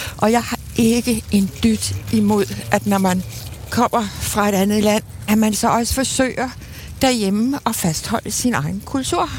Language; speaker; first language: Danish; native; Danish